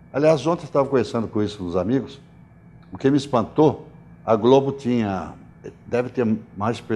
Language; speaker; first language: Portuguese; native; Portuguese